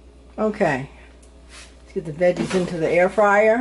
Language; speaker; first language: English; native; English